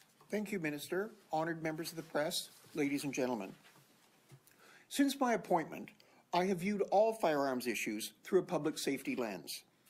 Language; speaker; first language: English; native; English